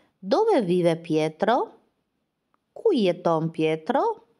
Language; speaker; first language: Italian; non-native, fluent; Albanian